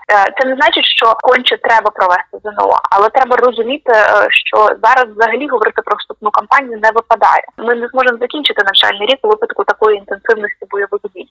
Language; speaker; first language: Ukrainian; native; Ukrainian